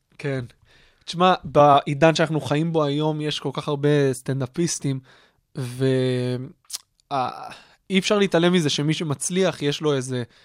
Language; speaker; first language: Hebrew; native; Hebrew